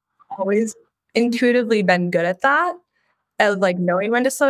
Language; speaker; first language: English; native; English